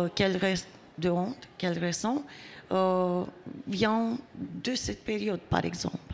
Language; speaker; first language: French; non-native, fluent; Romanian